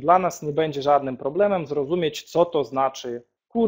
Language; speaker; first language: Polish; non-native, fluent; Russian